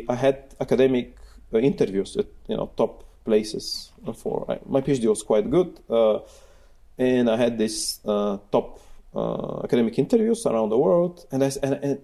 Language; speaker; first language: English; non-native, fluent; Bulgarian